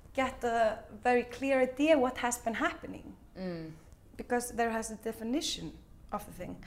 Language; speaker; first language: English; non-native, fluent; Icelandic